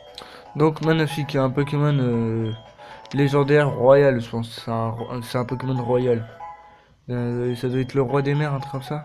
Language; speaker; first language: French; native; French